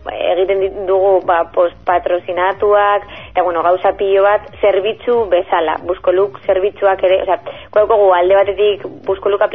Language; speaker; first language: Basque; non-native, local second language; Spanish